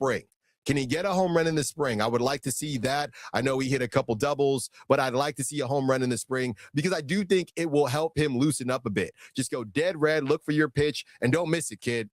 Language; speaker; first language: English; native; English